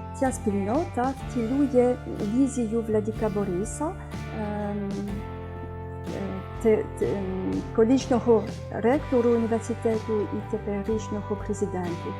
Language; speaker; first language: Ukrainian; non-native, fluent; French